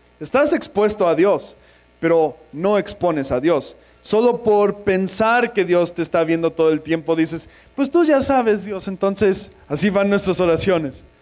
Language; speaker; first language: Spanish; non-native, fluent; English